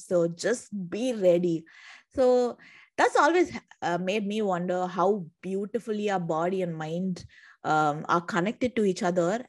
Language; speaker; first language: English; non-native, local second language; Tamil